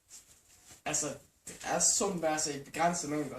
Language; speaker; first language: Danish; native; Danish